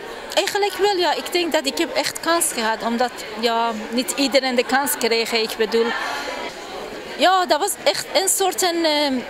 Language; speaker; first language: Dutch; non-native, fluent; Persian